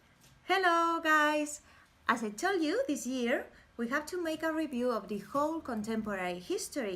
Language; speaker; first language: English; non-native, fluent; Spanish